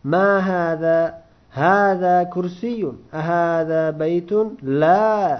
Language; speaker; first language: Arabic; non-native, fluent; Uzbek